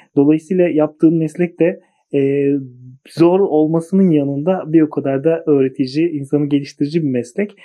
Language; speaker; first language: Turkish; native; Turkish